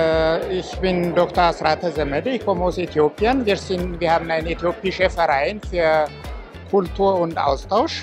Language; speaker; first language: German; non-native, fluent; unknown